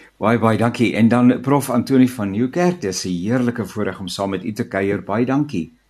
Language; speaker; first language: Afrikaans; native; Afrikaans